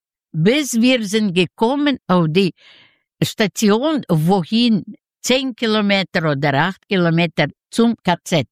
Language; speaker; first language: German; non-native, learner; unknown